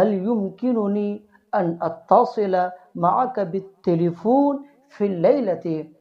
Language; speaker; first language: Arabic; non-native, fluent; Urdu